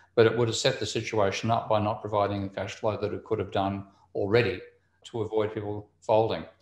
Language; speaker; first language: English; native; English